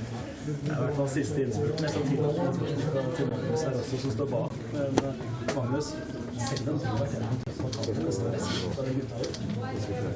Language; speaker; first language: Norwegian; native; Norwegian